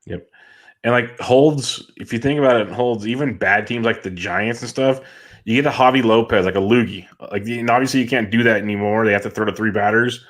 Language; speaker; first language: English; native; English